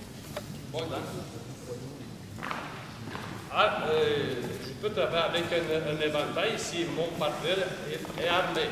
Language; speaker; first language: French; non-native, fluent; Romanian